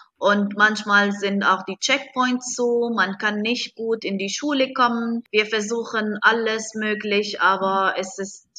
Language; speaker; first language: German; non-native, learner; Arabic